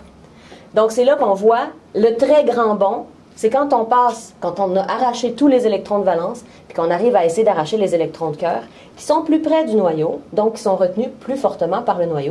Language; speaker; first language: French; native; French